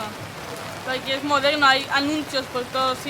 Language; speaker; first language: Spanish; early bilingual, other home language; Hebrew